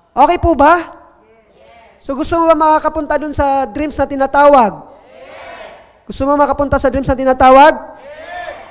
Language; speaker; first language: Filipino; non-native, local second language; Cebuano